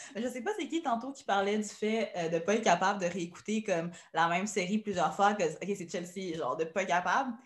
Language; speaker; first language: French; native; French